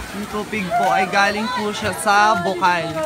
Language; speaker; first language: Filipino; native; Filipino